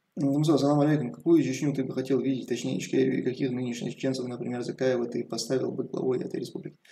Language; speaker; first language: Russian; non-native, local second language; Chechen